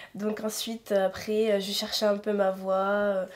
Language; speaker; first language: French; native; French